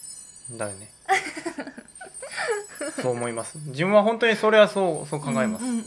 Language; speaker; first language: Japanese; non-native, fluent; Korean